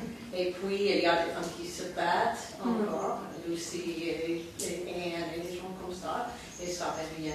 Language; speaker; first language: French; non-native, fluent; English